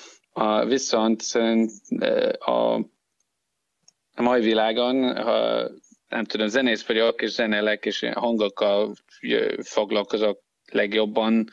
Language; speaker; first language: Hungarian; non-native, fluent; English